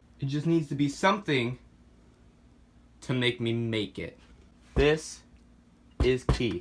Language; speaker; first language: English; native; English